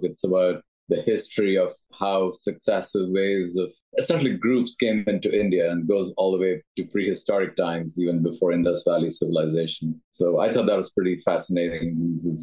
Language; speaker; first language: English; non-native, local second language; Tamil